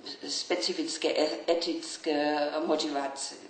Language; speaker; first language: Czech; non-native, learner; German